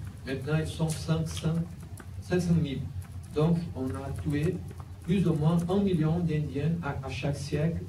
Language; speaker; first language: French; non-native, learner; Portuguese